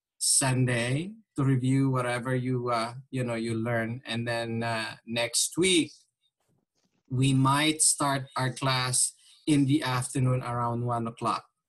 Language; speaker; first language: English; non-native, local second language; Filipino